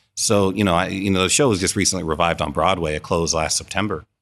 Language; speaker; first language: English; native; English